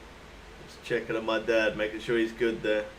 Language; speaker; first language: English; native; English